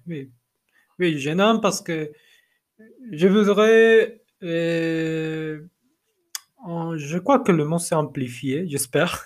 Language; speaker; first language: French; non-native, learner; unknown